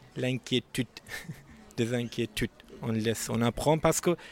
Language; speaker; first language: French; non-native, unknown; Persian